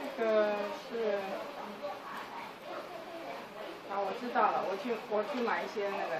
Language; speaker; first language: Chinese; native; Chinese